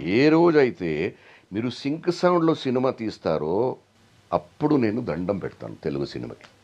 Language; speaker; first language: Telugu; non-native, local second language; Hindi